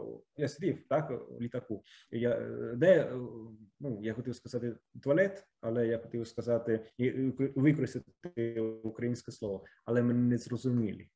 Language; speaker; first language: Ukrainian; non-native, fluent; Italian